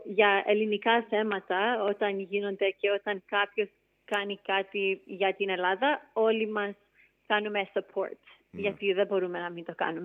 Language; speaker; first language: Greek; early bilingual, heritage; Greek